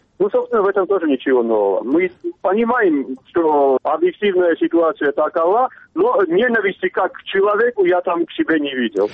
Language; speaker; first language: Russian; non-native, local second language; Armenian